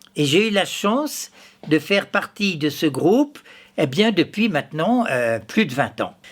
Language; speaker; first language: French; native; French